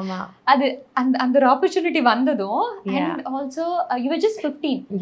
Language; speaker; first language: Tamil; native; Tamil